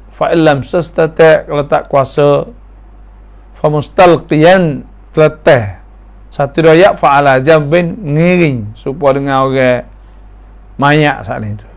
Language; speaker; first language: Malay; native; Malay